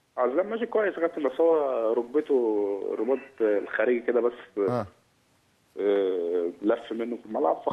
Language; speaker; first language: Arabic; native; Arabic